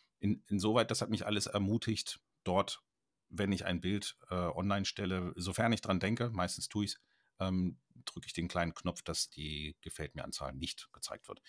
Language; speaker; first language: German; native; German